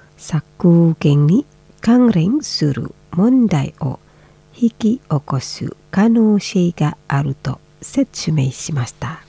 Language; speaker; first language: Japanese; non-native, fluent; Indonesian